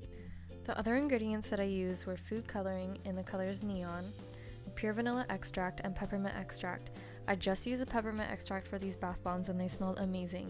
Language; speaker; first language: English; native; English